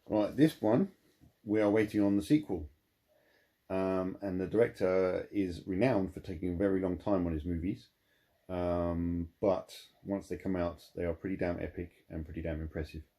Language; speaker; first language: English; native; English